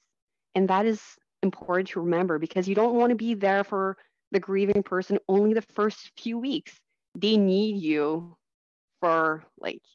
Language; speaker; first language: English; non-native, fluent; French